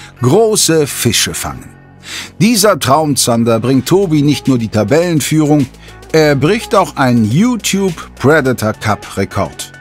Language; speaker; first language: German; native; German